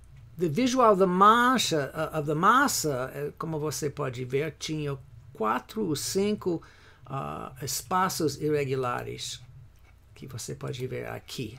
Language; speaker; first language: Portuguese; non-native, fluent; English